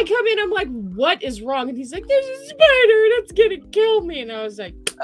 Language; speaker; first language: English; native; English